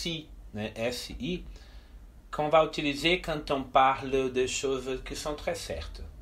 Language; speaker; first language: French; non-native, fluent; Portuguese